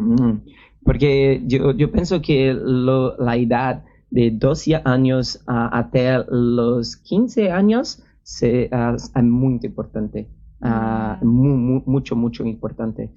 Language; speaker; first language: Spanish; non-native, learner; Portuguese